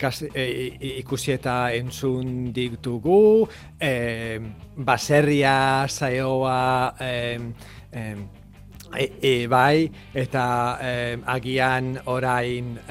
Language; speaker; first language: Basque; non-native, learner; English